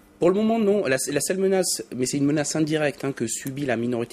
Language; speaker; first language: French; native; French